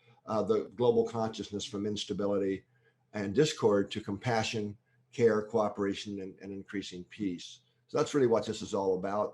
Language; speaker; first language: English; native; English